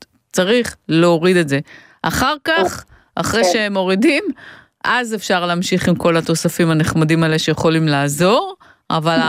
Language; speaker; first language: Hebrew; native; Hebrew